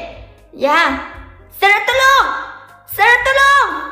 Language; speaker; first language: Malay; non-native, learner; Vietnamese